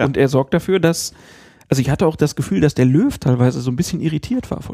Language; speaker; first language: German; native; German